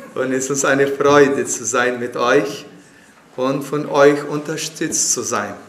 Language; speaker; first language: German; non-native, fluent; Portuguese